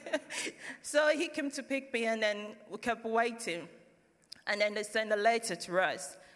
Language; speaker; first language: English; non-native, local second language; Yoruba